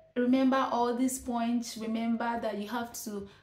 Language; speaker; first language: English; non-native, local second language; Igbo